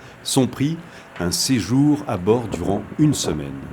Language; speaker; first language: French; native; French